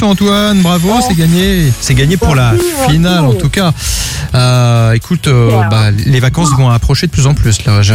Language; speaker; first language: French; native; French